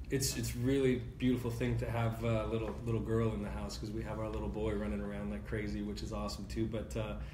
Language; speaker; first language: English; native; English